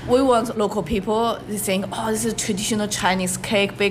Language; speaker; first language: English; non-native, learner; Chinese